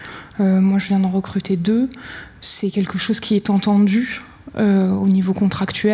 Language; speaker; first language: French; native; French